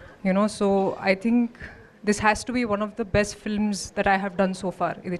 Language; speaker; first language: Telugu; non-native, fluent; Hindi